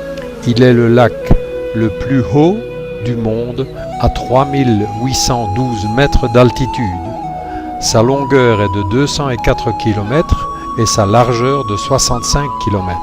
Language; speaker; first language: French; native; French